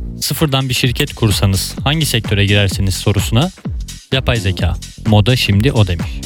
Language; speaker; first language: Turkish; native; Turkish